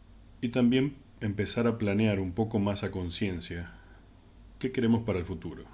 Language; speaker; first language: Spanish; native; Spanish